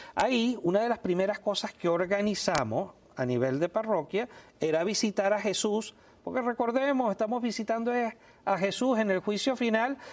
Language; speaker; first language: Spanish; native; Spanish